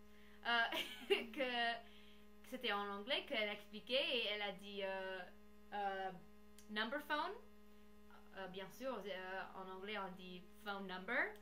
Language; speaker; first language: French; non-native, learner; English